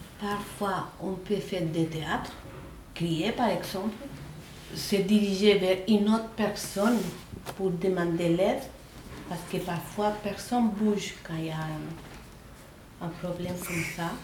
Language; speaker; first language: French; non-native, fluent; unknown